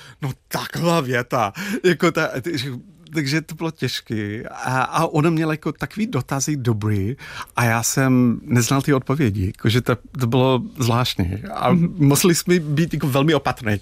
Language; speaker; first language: Czech; non-native, fluent; English